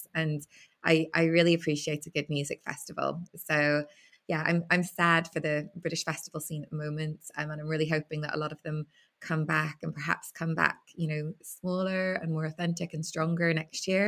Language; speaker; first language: English; native; English